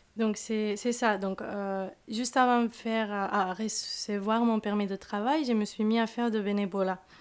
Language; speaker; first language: French; non-native, fluent; Spanish